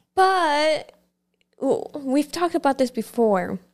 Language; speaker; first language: English; early bilingual, other home language; Spanish